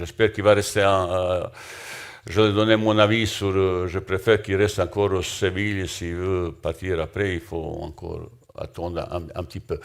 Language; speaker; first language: French; non-native, learner; Bosnian